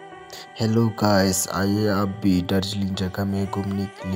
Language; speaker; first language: Hindi; non-native, local second language; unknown